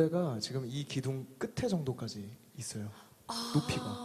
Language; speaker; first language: Korean; native; Korean